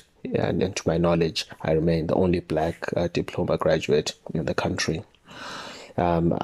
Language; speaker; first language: English; non-native, local second language; North Ndebele